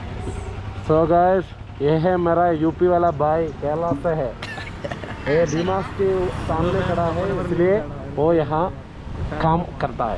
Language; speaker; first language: Hindi; non-native, local second language; Malayalam